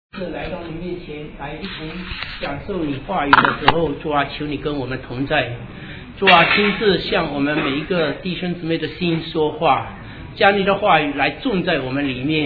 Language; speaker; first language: Chinese; native; Chinese